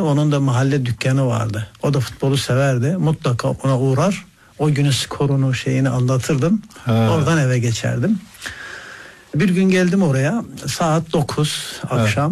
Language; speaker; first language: Turkish; native; Turkish